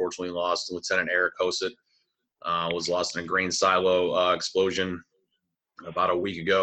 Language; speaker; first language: English; native; English